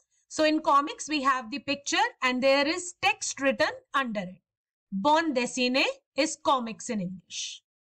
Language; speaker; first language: English; non-native, local second language; Hindi